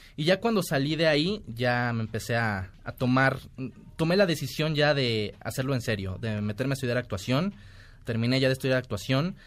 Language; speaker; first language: Spanish; native; Spanish